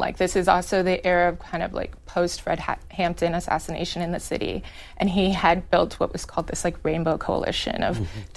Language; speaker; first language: English; native; English